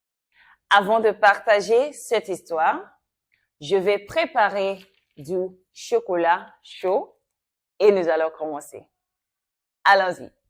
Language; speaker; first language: French; non-native, fluent; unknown